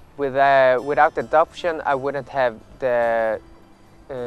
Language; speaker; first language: English; early bilingual, other home language; Swedish